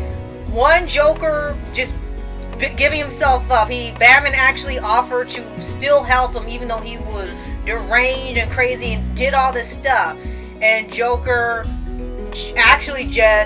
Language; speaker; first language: English; native; English